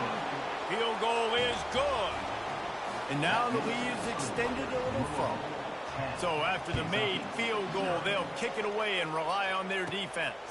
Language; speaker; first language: English; native; English